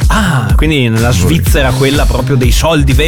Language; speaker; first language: Italian; native; Italian